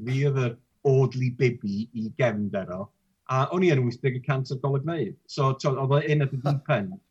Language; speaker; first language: Welsh; native; Welsh